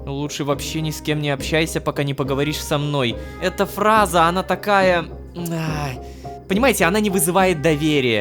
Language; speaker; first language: Russian; native; Russian